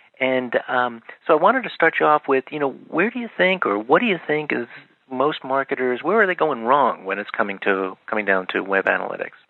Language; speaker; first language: English; native; English